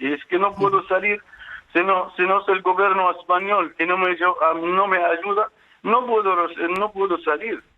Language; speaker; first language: Spanish; non-native, fluent; Arabic